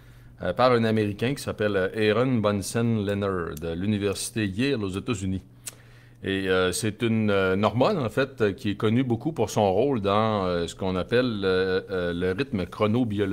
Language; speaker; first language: French; native; French